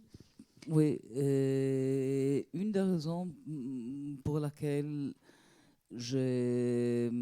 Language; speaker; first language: French; non-native, fluent; Italian